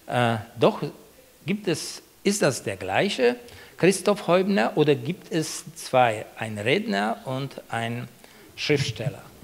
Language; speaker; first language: German; non-native, fluent; Polish